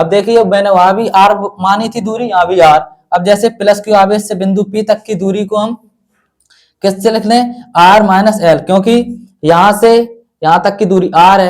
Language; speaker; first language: Hindi; native; Hindi